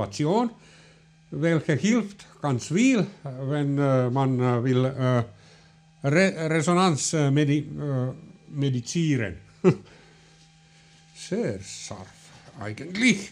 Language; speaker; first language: German; non-native, learner; Finnish